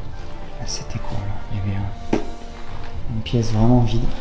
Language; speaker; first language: French; native; French